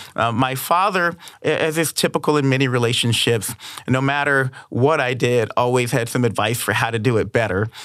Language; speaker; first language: English; native; English